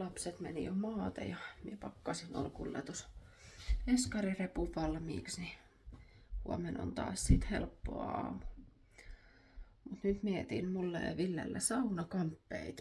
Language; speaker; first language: Finnish; native; Finnish